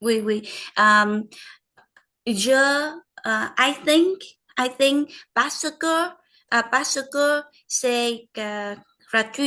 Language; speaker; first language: French; non-native, learner; Vietnamese